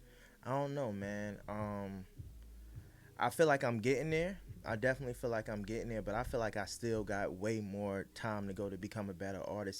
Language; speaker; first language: English; native; English